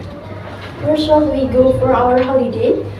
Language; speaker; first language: English; non-native, learner; Indonesian